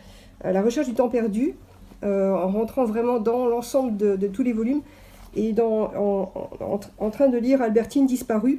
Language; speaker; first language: French; native; French